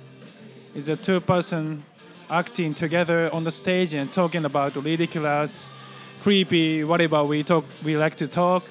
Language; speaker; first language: English; non-native, learner; Japanese